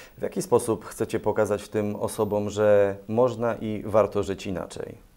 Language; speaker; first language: Polish; native; Polish